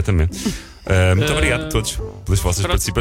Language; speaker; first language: Portuguese; native; Portuguese